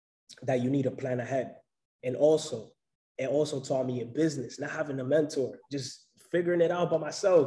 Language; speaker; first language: English; native; English